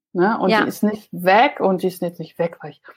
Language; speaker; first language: German; native; German